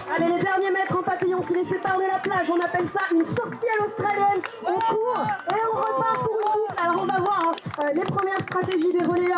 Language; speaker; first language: French; native; French